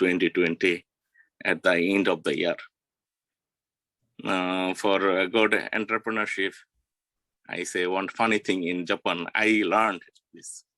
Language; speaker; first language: English; non-native, learner; Bangla